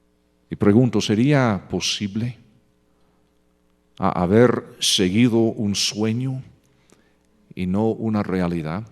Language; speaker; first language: Spanish; non-native, fluent; English